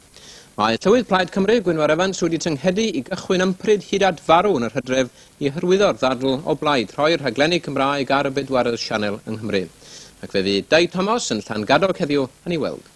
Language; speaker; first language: Welsh; native; Welsh